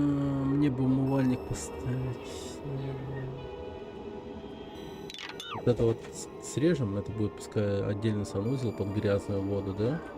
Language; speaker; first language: Russian; native; Russian